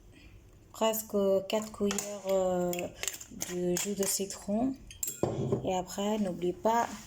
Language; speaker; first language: French; non-native, learner; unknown